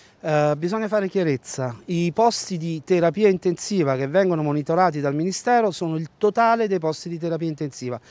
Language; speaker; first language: Italian; native; Italian